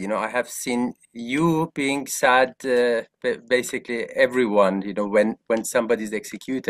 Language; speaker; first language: English; non-native, fluent; Persian